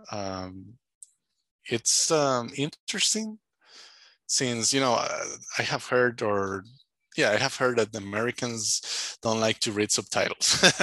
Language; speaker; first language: English; non-native, fluent; Spanish